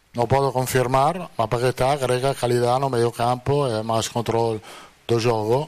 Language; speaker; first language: Portuguese; non-native, fluent; Italian